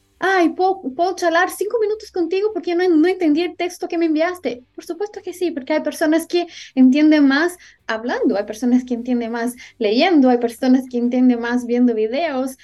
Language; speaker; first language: Spanish; non-native, fluent; Portuguese